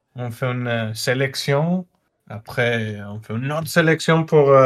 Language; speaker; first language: French; non-native, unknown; Spanish